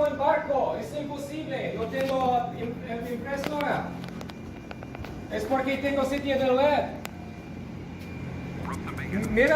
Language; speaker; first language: Spanish; non-native, learner; English